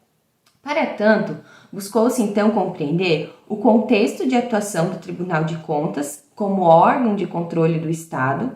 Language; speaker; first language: Portuguese; native; Portuguese